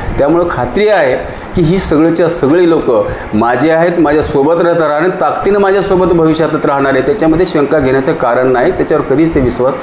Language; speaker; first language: Marathi; native; Marathi